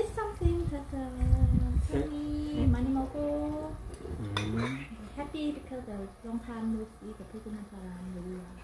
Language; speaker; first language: English; non-native, learner; Vietnamese